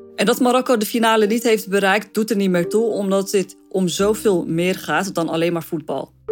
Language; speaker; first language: Dutch; early bilingual, other home language; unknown